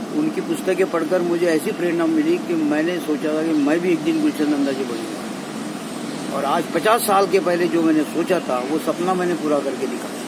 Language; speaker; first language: Hindi; non-native, local second language; Marathi